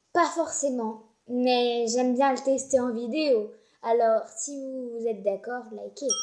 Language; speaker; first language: French; native; French